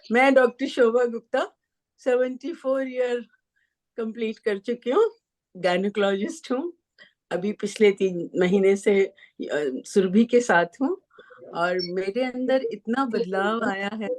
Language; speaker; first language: Hindi; native; Hindi